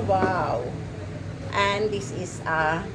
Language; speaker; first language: English; non-native, learner; Filipino